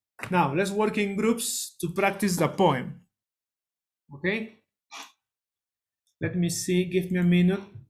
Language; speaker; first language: English; non-native, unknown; Spanish